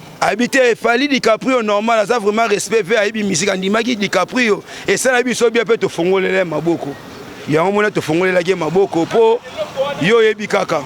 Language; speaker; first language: Lingala; native; Lingala